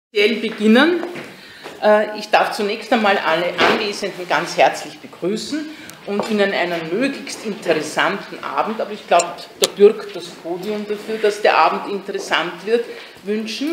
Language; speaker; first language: German; native; German